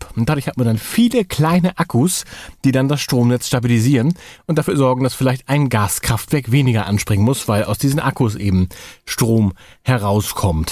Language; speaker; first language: German; native; German